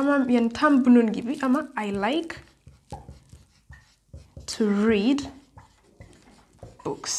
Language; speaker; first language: Turkish; non-native, fluent; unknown